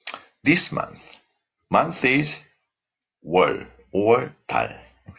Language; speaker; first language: English; non-native, fluent; Korean